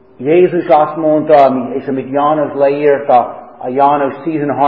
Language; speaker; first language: Hungarian; non-native, fluent; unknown